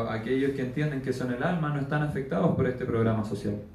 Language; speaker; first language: Spanish; native; Spanish